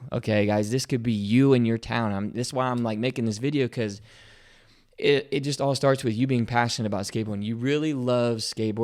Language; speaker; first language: English; native; English